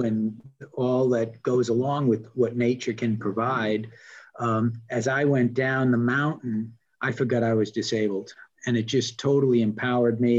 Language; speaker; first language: English; native; English